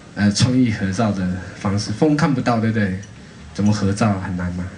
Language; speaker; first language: Chinese; non-native, local second language; Amis